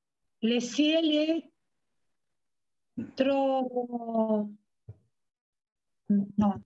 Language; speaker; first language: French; non-native, learner; Spanish